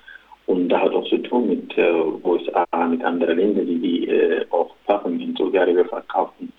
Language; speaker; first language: German; non-native, local second language; Arabic